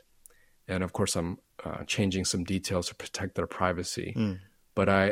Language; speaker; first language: English; native; English